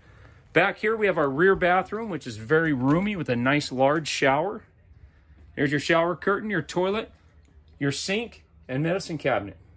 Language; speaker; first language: English; native; English